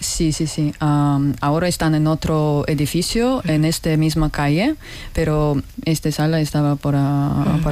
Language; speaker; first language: Spanish; non-native, learner; Russian